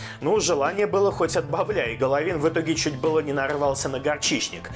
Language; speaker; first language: Russian; native; Russian